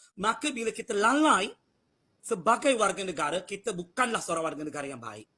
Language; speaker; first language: Malay; native; Malay